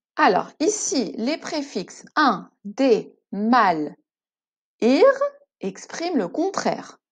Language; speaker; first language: French; non-native, local second language; Arabic